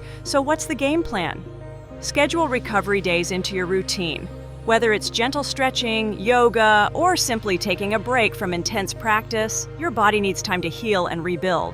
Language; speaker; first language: English; non-native, fluent; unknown